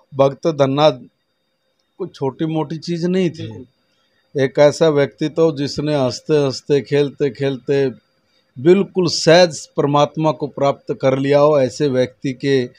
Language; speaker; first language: Hindi; native; Hindi